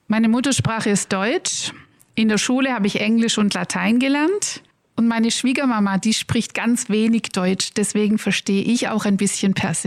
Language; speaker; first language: German; native; German